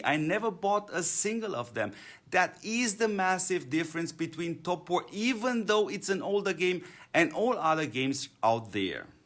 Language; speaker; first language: English; non-native, fluent; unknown